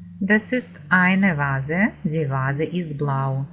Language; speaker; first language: German; non-native, fluent; Ukrainian